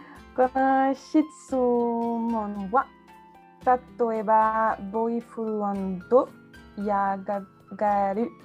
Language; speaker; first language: Japanese; non-native, learner; French